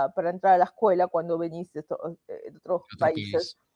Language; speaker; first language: Spanish; native; Spanish